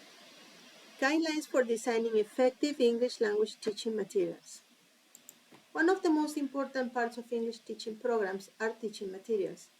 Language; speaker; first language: English; non-native, fluent; Spanish